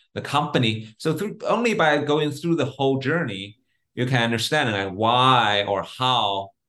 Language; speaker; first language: English; non-native, fluent; Chinese